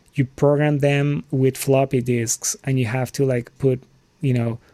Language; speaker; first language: English; non-native, fluent; Spanish